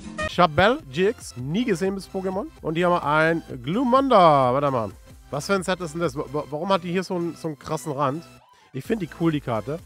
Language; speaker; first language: German; native; German